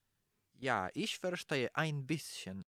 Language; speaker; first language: German; non-native, learner; Polish